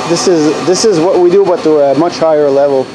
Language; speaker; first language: English; non-native, local second language; French